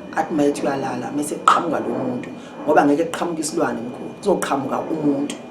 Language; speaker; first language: Zulu; native; Zulu